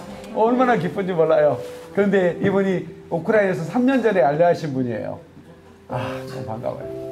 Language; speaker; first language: Korean; native; Korean